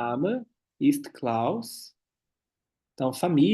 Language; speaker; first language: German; non-native, fluent; Portuguese